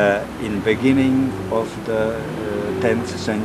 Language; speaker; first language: English; non-native, fluent; Czech